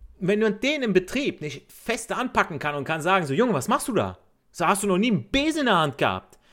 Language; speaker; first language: German; native; German